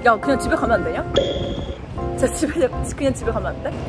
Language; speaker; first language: Korean; non-native, fluent; Chinese